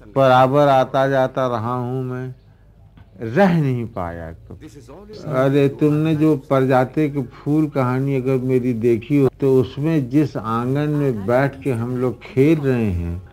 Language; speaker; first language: Hindi; native; Hindi